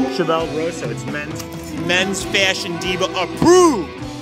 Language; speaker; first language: English; native; English